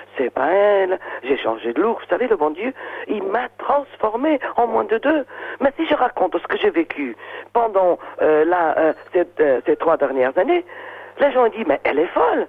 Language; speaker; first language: French; non-native, fluent; Portuguese